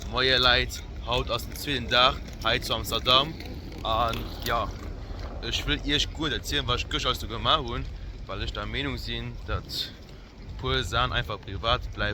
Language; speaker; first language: German; non-native, local second language; Luxembourgish